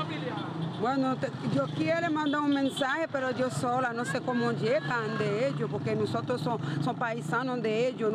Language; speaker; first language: Spanish; non-native, learner; Haitian Creole